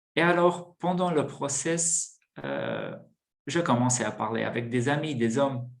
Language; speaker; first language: French; non-native, fluent; Portuguese